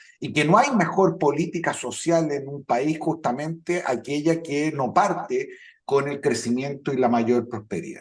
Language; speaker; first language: Spanish; native; Spanish